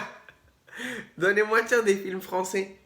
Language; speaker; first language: French; native; French